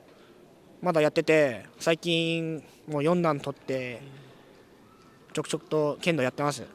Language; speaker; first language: Japanese; non-native, fluent; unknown